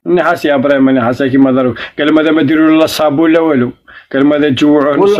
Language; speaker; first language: Arabic; native; Arabic